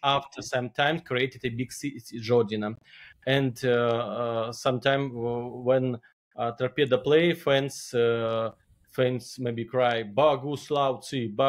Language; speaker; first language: English; non-native, learner; Belarusian